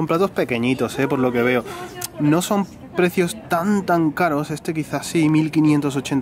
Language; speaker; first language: Spanish; native; Spanish